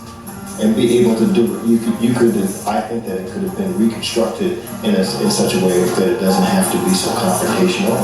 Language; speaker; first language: English; native; English